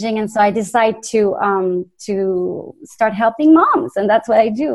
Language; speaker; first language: English; non-native, fluent; French